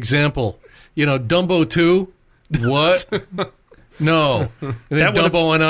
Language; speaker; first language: English; native; English